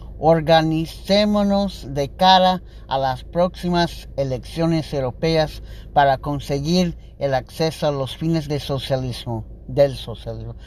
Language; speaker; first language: Spanish; non-native, learner; English